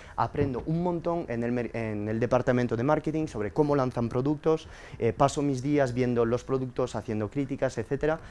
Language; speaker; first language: Spanish; early bilingual, heritage; French